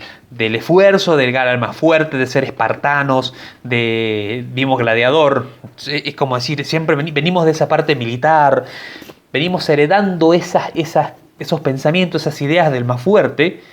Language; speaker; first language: Spanish; native; Spanish